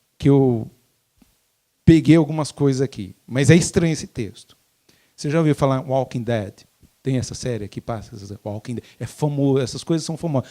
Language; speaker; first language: Portuguese; native; Portuguese